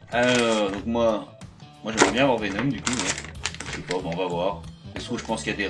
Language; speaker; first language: French; native; French